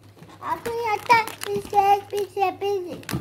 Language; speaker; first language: Indonesian; native; Indonesian